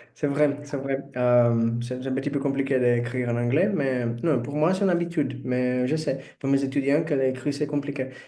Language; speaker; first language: French; non-native, learner; Portuguese